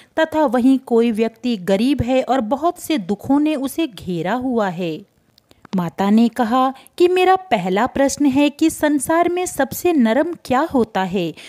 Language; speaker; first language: Hindi; native; Hindi